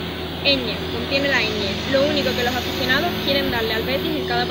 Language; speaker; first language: Spanish; native; Spanish